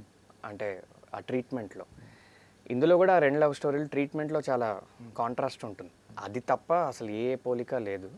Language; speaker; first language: Telugu; native; Telugu